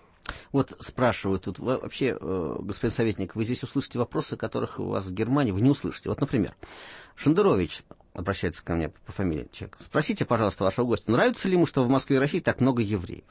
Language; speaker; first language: Russian; native; Russian